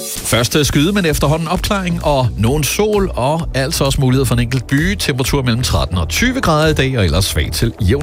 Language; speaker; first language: Danish; native; Danish